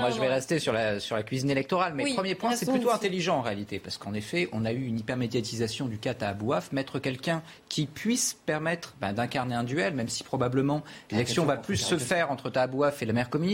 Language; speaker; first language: French; native; French